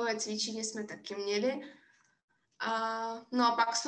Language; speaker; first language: Czech; non-native, fluent; Russian